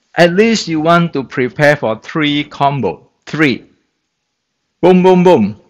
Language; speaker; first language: English; non-native, fluent; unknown